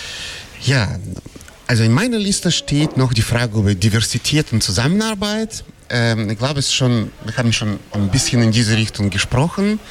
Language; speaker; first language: German; non-native, fluent; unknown